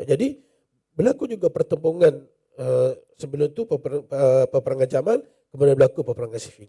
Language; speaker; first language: Malay; native; Malay